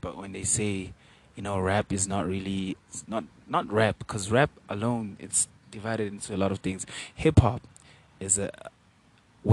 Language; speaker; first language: English; non-native, local second language; Venda